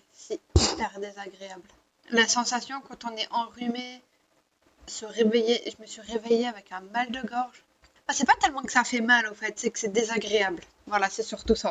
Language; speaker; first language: French; native; French